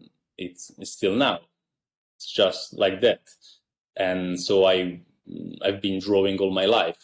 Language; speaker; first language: English; non-native, fluent; Italian